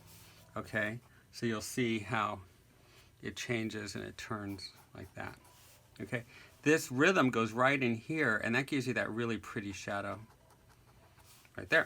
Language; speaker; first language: English; native; English